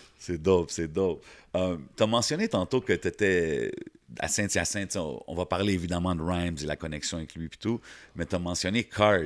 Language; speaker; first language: French; native; French